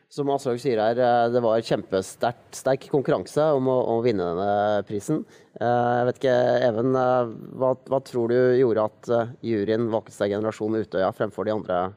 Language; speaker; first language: Norwegian; native; Norwegian